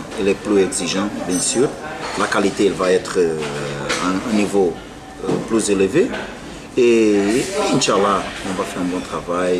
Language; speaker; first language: French; non-native, fluent; Portuguese